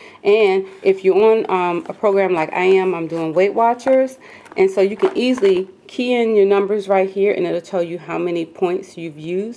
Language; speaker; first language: English; native; English